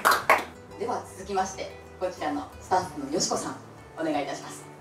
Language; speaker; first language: Japanese; native; Japanese